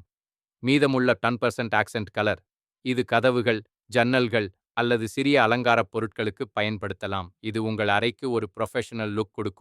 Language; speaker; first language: Tamil; native; Tamil